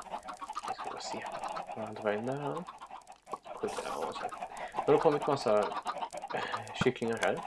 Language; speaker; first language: Swedish; native; Swedish